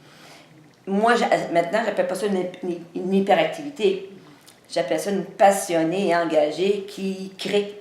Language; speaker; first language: French; native; French